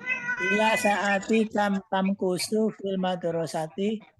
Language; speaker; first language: Arabic; non-native, learner; Indonesian